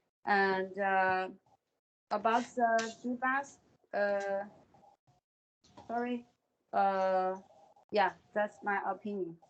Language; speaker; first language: English; non-native, fluent; Chinese